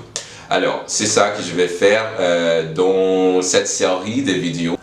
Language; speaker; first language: French; non-native, learner; English